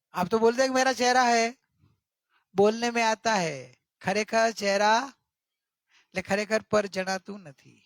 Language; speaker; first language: Hindi; non-native, local second language; Gujarati